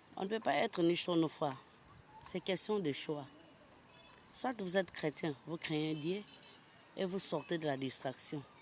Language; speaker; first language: French; non-native, local second language; Lingala